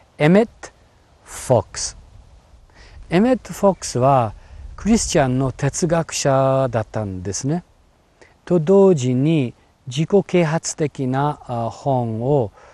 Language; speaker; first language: Japanese; non-native, fluent; English